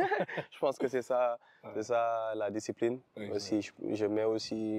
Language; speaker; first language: French; non-native, local second language; Wolof